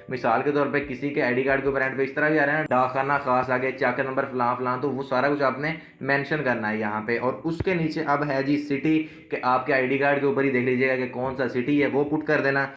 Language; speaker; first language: Urdu; non-native, local second language; Punjabi